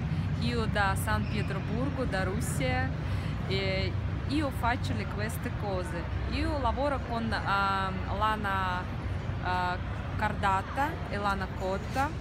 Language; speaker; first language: Italian; non-native, learner; Russian